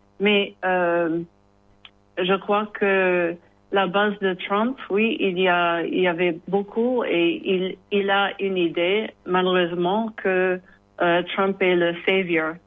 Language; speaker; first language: French; non-native, learner; English